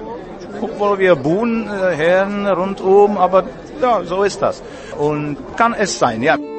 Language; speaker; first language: German; non-native, fluent; Czech